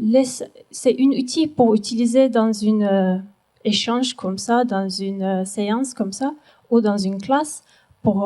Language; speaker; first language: French; non-native, learner; Turkish